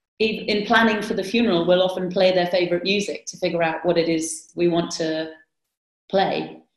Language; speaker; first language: English; native; English